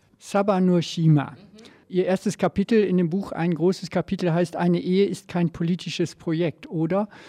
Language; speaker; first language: German; native; German